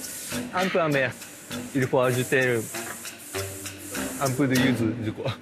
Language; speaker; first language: French; non-native, learner; Japanese